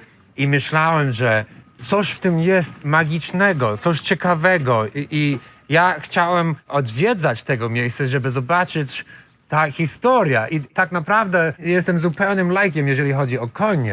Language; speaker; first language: Polish; non-native, learner; English